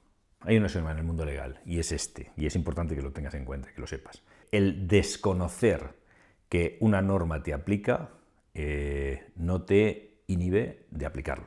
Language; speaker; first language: Spanish; native; Spanish